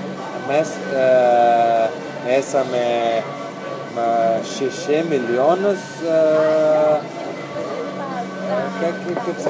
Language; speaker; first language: Lithuanian; non-native, learner; Italian